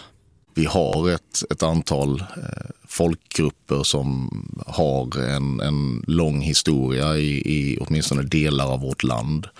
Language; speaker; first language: Swedish; native; Swedish